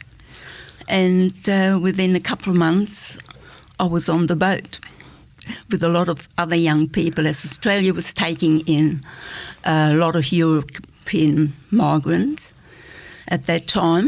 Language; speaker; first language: English; non-native, fluent; German